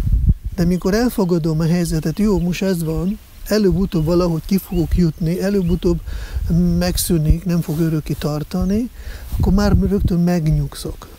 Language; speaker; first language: Hungarian; non-native, fluent; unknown